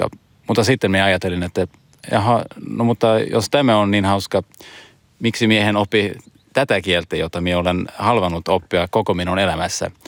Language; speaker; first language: Finnish; non-native, learner; Swedish